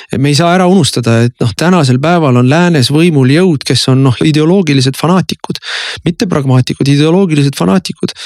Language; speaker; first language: Estonian; native; Estonian